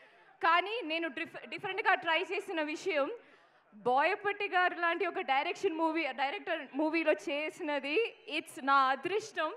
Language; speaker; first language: Telugu; non-native, fluent; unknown